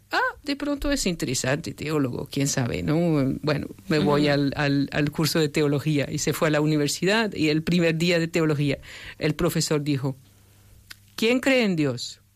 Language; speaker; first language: Spanish; non-native, fluent; French